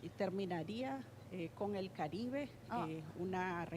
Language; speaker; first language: Spanish; native; Spanish